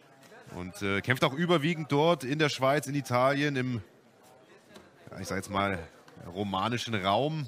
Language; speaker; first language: German; native; German